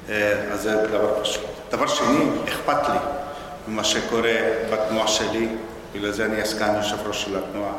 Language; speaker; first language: Hebrew; non-native, fluent; Spanish